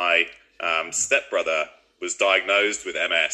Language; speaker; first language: English; native; English